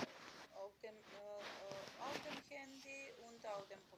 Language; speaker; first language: German; non-native, learner; Macedonian